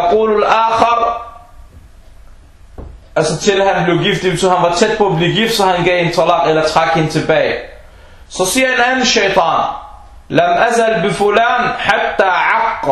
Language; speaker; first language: Danish; non-native, fluent; Arabic